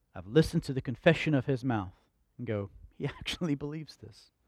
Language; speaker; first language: English; native; English